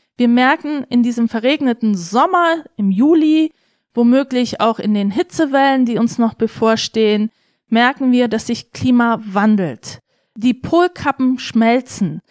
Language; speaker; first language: German; early bilingual, other home language; Turkish